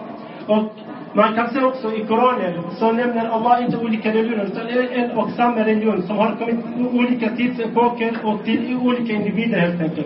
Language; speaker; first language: Swedish; non-native, local second language; Arabic